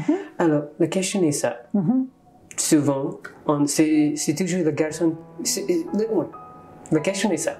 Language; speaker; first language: French; non-native, learner; English